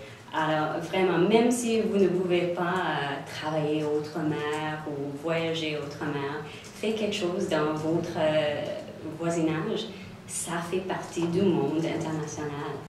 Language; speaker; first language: French; non-native, local second language; English